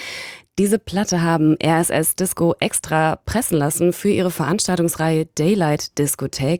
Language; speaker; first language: German; native; German